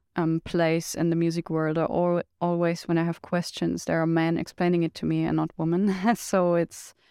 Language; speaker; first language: English; non-native, fluent; German